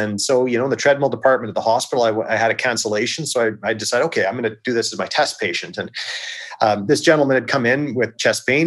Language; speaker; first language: English; native; English